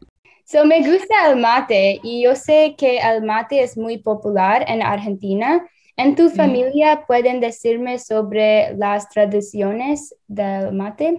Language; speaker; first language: Spanish; non-native, learner; English